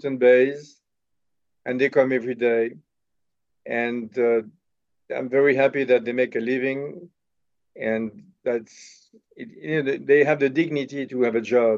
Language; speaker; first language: English; non-native, fluent; French